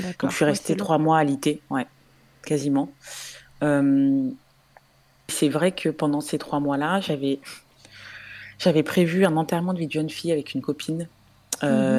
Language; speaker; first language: French; native; French